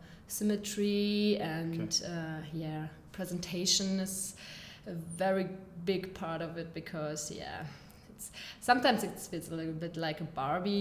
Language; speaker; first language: English; non-native, learner; German